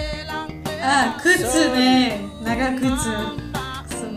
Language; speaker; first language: Japanese; non-native, learner; Georgian